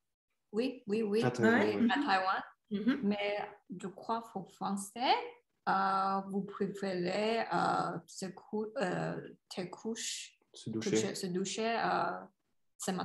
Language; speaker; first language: French; non-native, learner; Chinese